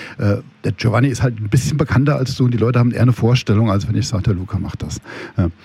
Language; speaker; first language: German; native; German